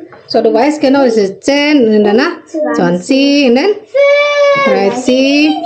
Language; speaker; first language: German; non-native, learner; Indonesian